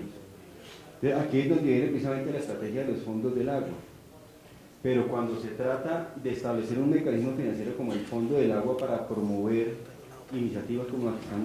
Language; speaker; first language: Spanish; native; Spanish